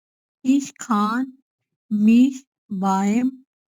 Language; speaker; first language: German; non-native, learner; Urdu